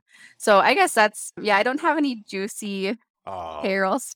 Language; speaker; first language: English; native; English